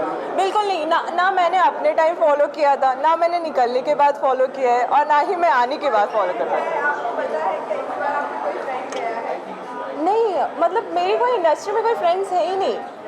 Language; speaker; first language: Hindi; native; Hindi